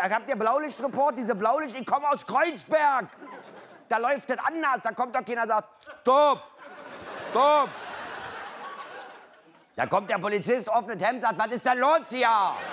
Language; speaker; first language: German; native; German